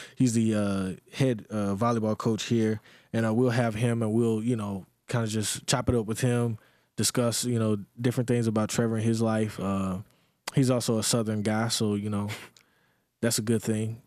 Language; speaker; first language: English; native; English